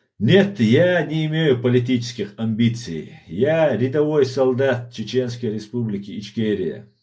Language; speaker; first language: Russian; non-native, local second language; Chechen